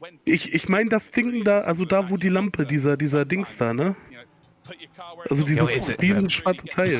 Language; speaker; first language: German; native; German